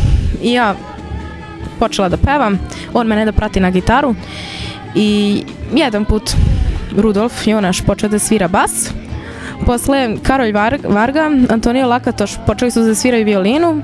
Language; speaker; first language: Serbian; non-native, local second language; Hungarian